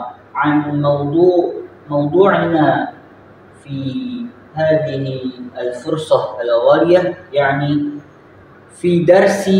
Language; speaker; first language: Arabic; non-native, learner; Indonesian